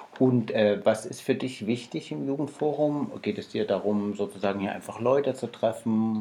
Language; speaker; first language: German; native; German